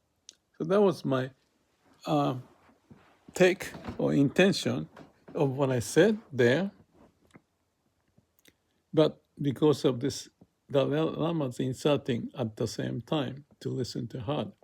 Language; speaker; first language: English; non-native, fluent; Japanese